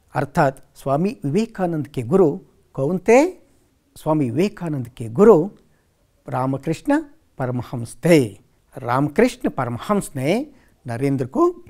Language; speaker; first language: Hindi; non-native, local second language; Kannada